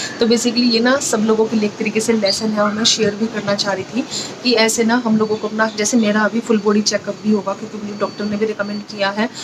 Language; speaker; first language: Hindi; native; Hindi